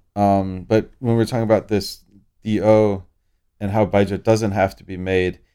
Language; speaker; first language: English; native; English